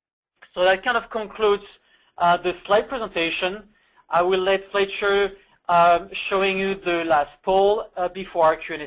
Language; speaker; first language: English; non-native, fluent; French